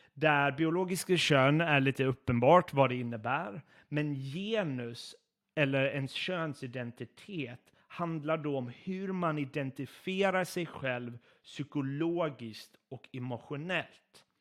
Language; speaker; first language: Swedish; non-native, fluent; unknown